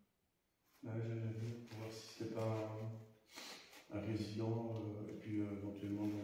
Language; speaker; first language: French; native; French